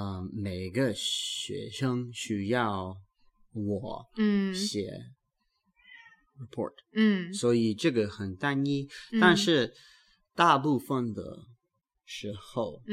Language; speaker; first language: Chinese; non-native, learner; English